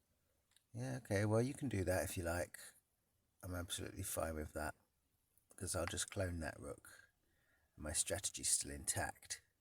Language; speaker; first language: English; native; English